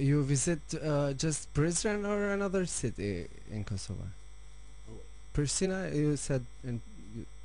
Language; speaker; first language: English; non-native, learner; Albanian